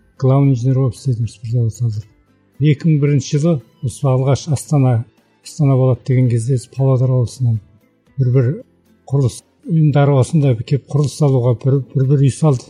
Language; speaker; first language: Kazakh; early bilingual, heritage; Kazakh